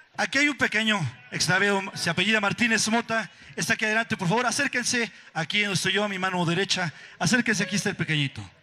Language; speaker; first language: Spanish; native; Spanish